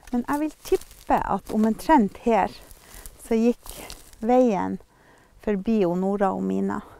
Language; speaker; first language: Norwegian; native; Norwegian